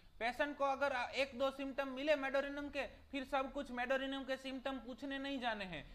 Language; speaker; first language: Hindi; non-native, local second language; Gujarati